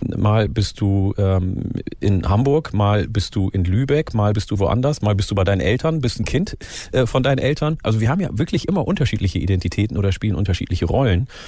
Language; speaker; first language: German; early bilingual, other home language; Oromo